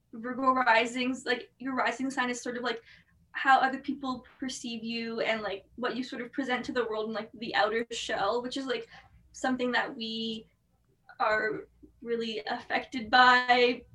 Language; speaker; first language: English; native; English